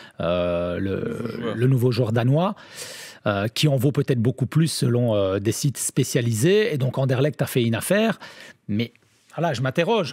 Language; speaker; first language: French; native; French